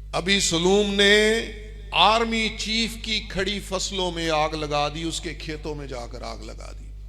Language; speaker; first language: Urdu; non-native, local second language; Punjabi